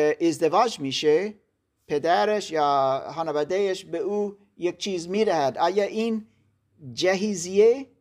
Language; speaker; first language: Persian; non-native, learner; German